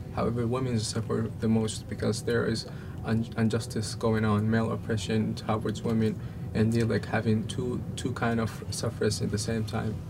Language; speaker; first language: English; non-native, fluent; Arabic